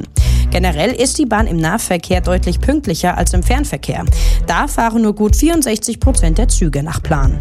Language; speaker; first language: German; native; German